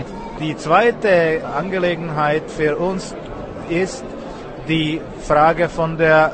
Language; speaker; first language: German; non-native, fluent; Czech